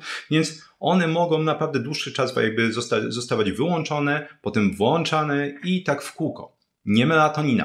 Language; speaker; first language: Polish; native; Polish